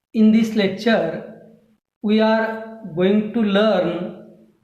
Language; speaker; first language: English; non-native, local second language; Marathi